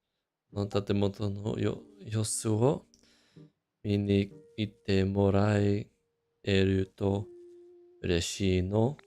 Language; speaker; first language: Japanese; non-native, fluent; English